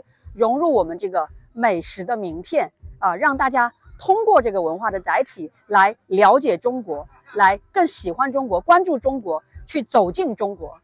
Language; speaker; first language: Chinese; native; Chinese